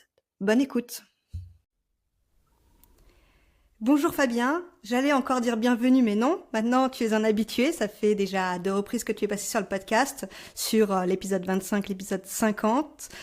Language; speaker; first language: French; native; French